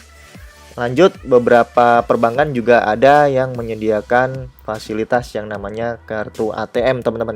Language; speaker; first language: Indonesian; native; Indonesian